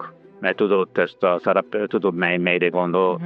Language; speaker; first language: Hungarian; non-native, learner; Italian